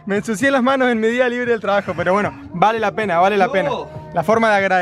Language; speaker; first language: Spanish; native; Spanish